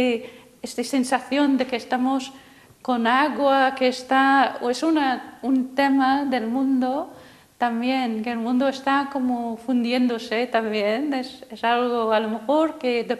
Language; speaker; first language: Spanish; non-native, fluent; English